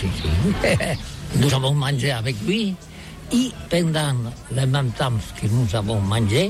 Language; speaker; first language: French; non-native, learner; Catalan